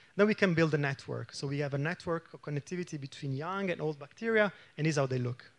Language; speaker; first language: English; non-native, fluent; Italian